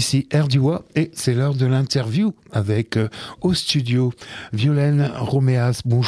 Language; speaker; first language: French; native; French